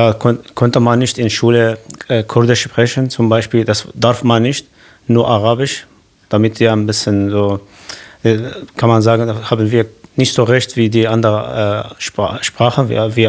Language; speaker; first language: German; non-native, learner; Kurdish